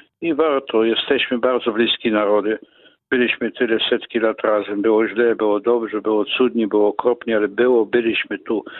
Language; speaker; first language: Polish; non-native, fluent; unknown